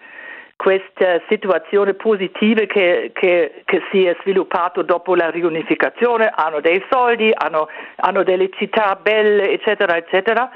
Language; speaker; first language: Italian; non-native, fluent; German